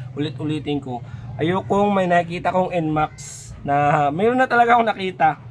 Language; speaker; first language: Filipino; non-native, local second language; Waray